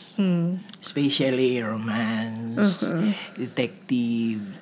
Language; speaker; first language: English; non-native, local second language; Cebuano